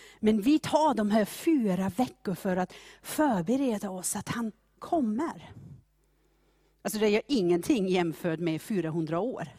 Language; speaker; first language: Swedish; non-native, fluent; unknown